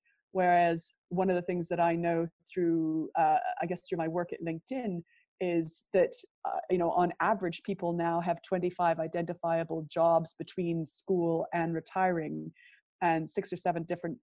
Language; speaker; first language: English; native; English